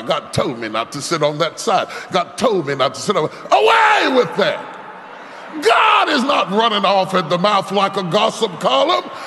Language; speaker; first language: English; native; English